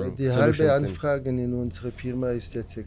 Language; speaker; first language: German; non-native, learner; French